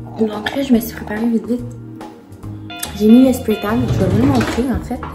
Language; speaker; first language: French; native; French